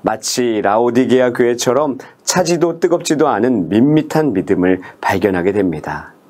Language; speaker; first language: Korean; native; Korean